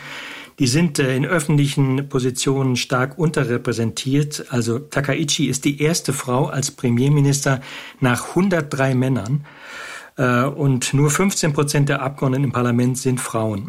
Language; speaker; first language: German; native; German